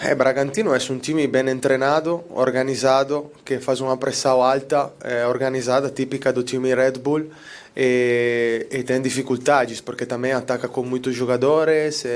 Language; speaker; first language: Portuguese; non-native, learner; Italian